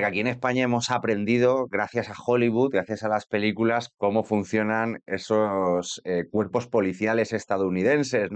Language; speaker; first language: Spanish; native; Spanish